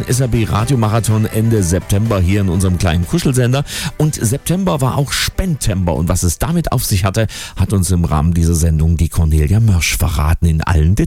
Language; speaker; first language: German; native; German